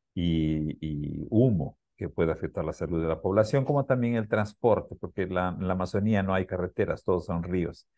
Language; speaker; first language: Spanish; native; Spanish